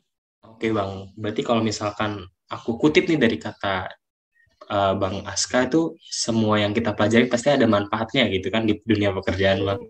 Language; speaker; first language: Indonesian; native; Indonesian